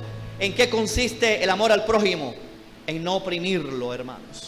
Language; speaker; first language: Spanish; native; Spanish